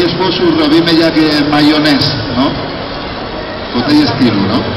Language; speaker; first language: Polish; non-native, learner; Spanish